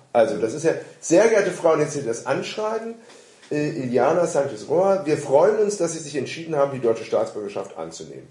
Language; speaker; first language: German; native; German